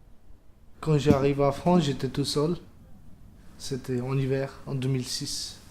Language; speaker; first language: French; non-native, learner; Romanian